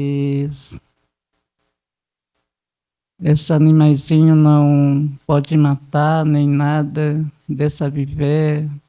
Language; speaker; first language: Portuguese; non-native, local second language; Guarani